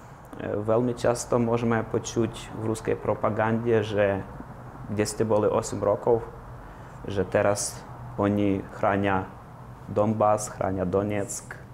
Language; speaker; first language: Slovak; non-native, fluent; Ukrainian